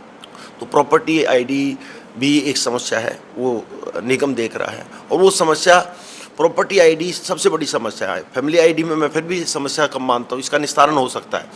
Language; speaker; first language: Hindi; native; Hindi